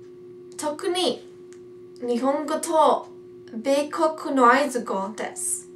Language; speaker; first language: Japanese; non-native, learner; English